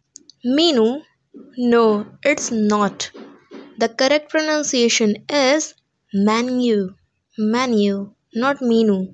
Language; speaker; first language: English; non-native, local second language; Hindi